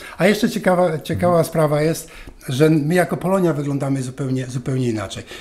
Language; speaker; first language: Polish; native; Polish